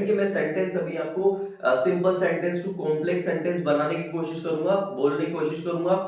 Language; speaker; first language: Hindi; native; Hindi